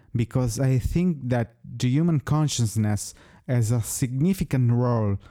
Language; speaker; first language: English; non-native, fluent; Italian